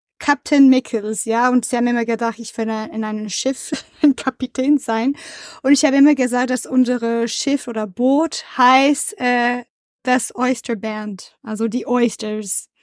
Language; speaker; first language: German; non-native, learner; French